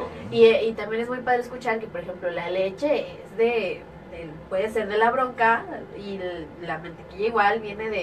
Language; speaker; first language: Spanish; native; Spanish